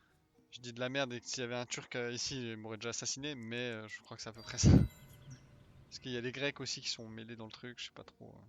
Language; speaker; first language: French; native; French